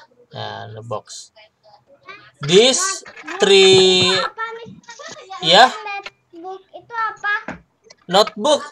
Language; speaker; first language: English; non-native, learner; Indonesian